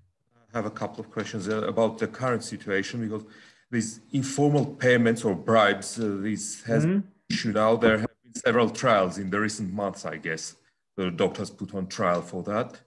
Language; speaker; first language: English; non-native, fluent; Armenian